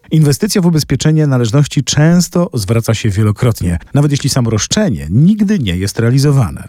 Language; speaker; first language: Polish; native; Polish